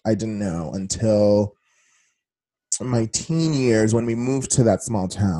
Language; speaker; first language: English; early bilingual, other home language; Spanish